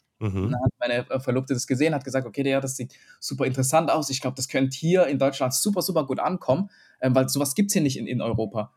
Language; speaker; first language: German; early bilingual, other home language; Vietnamese